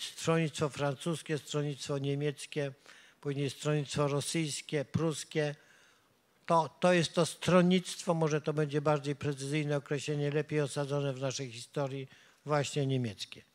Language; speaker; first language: Polish; native; Polish